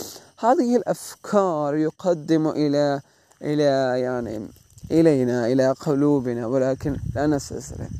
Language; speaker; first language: Arabic; non-native, learner; Malay